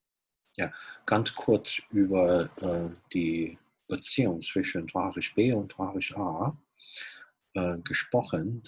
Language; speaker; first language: German; non-native, fluent; Chinese